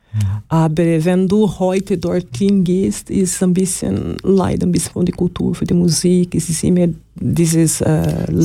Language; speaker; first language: German; non-native, learner; Portuguese